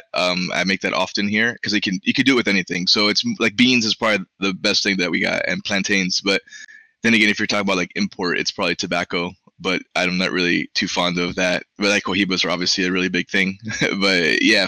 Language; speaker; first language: English; early bilingual, other home language; Spanish